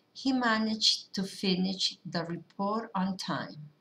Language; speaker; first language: English; early bilingual, other home language; Spanish